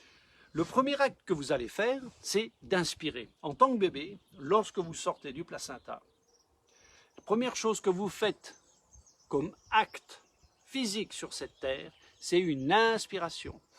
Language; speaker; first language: French; native; French